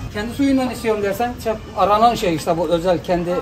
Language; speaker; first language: Turkish; native; Turkish